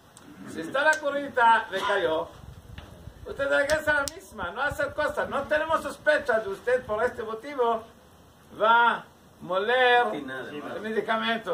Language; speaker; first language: Spanish; non-native, learner; Hebrew